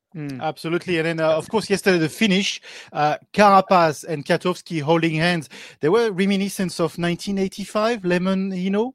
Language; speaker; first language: English; non-native, fluent; French